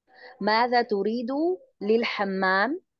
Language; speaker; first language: Arabic; non-native, learner; Urdu